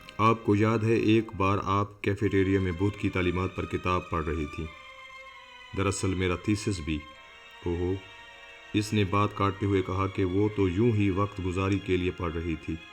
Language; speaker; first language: Urdu; non-native, local second language; Sindhi